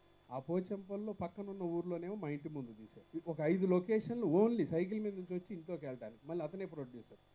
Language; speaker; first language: Telugu; native; Telugu